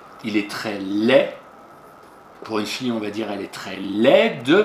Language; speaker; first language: French; native; French